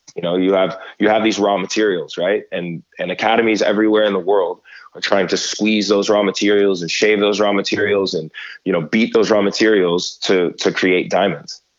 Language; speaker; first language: English; native; English